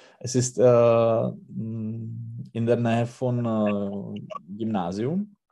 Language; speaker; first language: German; non-native, learner; Czech